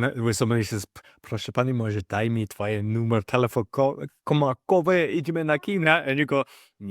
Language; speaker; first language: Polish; non-native, learner; English